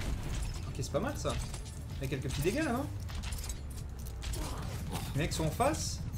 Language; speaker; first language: French; native; French